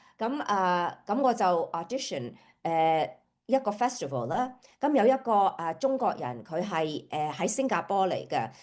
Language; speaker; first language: Cantonese; early bilingual, heritage; Cantonese